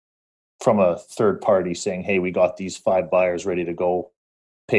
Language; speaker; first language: English; native; English